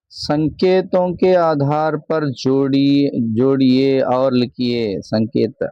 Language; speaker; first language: Hindi; non-native, local second language; Telugu